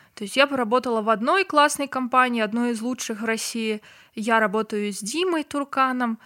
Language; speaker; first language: Russian; non-native, local second language; Turkmen